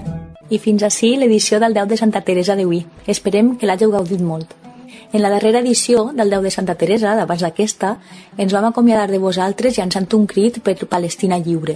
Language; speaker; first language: Catalan; native; Catalan